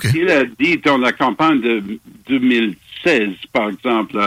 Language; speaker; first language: French; non-native, fluent; English